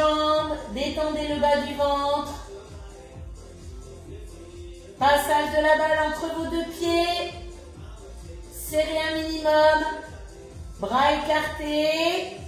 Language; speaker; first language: French; native; French